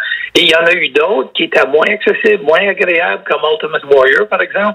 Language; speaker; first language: French; native; French